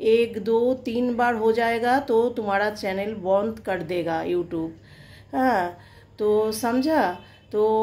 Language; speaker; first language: Hindi; non-native, local second language; Bangla